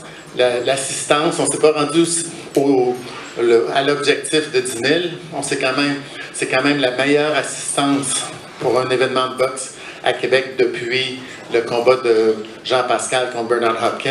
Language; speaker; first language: French; native; French